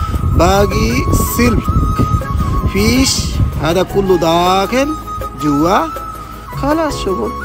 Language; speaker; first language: Arabic; non-native, learner; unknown